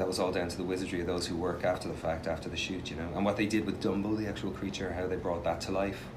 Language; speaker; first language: English; native; English